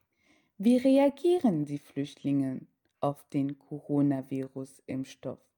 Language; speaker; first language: German; non-native, fluent; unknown